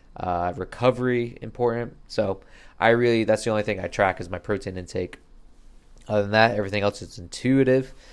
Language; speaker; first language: English; native; English